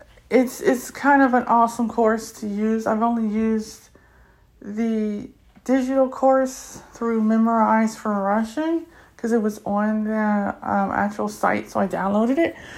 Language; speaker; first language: English; native; English